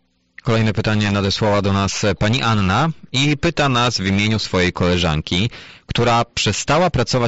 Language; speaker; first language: Polish; native; Polish